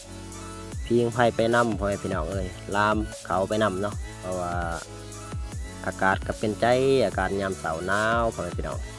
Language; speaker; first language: Thai; non-native, local second language; Lao